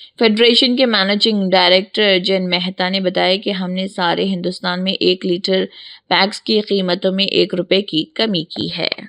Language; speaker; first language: Urdu; native; Urdu